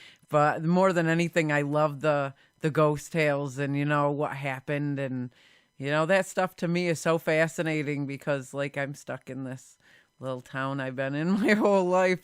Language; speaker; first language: English; native; English